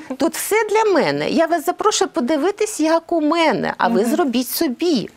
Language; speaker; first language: Ukrainian; non-native, local second language; Russian